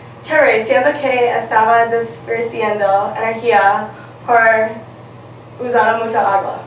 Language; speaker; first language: Spanish; non-native, learner; English